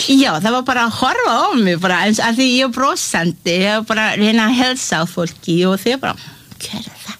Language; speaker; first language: Icelandic; non-native, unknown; Malay